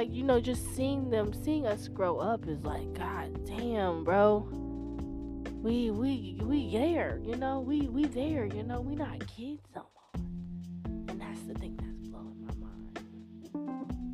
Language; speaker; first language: English; native; English